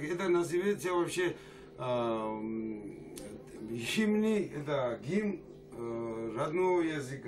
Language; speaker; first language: Russian; non-native, local second language; Georgian